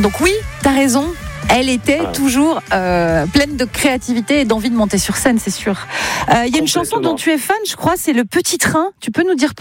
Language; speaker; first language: French; native; French